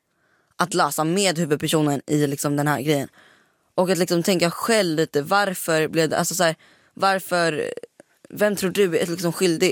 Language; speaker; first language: Swedish; native; Swedish